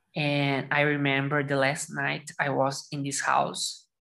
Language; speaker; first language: English; non-native, learner; Portuguese